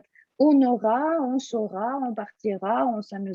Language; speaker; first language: French; non-native, fluent; Russian